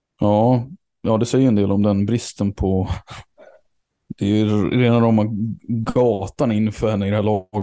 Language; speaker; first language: Swedish; native; Swedish